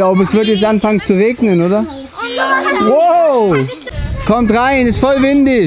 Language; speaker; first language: German; native; German